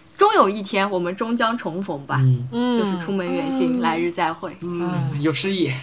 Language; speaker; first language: Chinese; native; Chinese